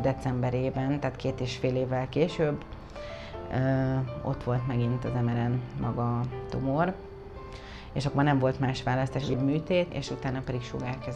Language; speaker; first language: Hungarian; native; Hungarian